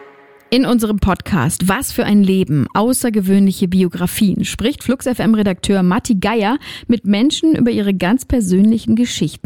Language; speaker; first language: German; native; German